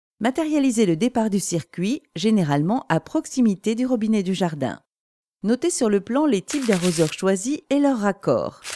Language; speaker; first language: French; native; French